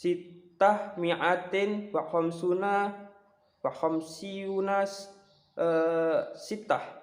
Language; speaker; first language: Arabic; non-native, learner; Indonesian